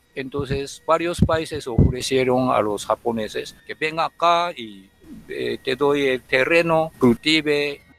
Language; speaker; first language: Spanish; non-native, fluent; Japanese